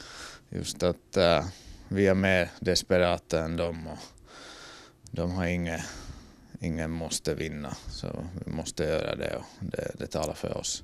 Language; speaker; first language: Swedish; non-native, fluent; Finnish